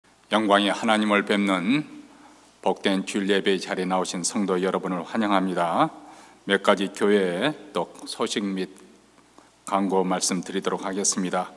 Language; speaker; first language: Korean; native; Korean